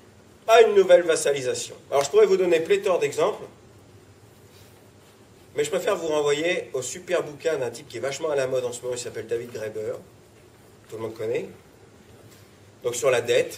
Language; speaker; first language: French; native; French